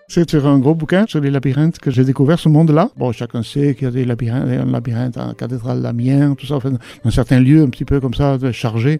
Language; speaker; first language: French; non-native, local second language; Basque